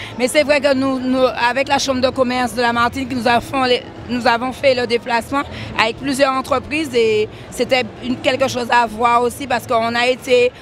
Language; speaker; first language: French; native; French